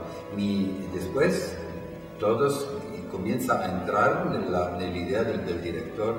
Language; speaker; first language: Spanish; non-native, fluent; Italian